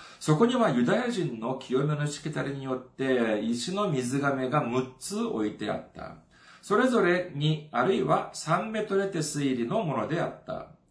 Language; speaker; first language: Japanese; non-native, fluent; Korean